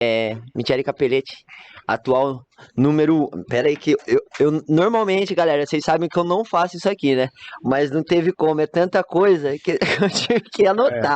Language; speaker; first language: Portuguese; native; Portuguese